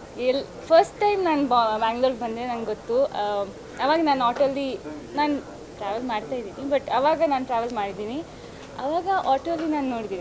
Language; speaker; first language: Kannada; non-native, learner; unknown